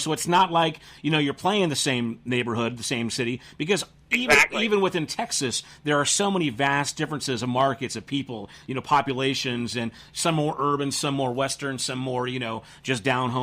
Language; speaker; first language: English; native; English